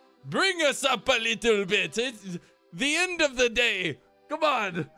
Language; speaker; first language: English; native; English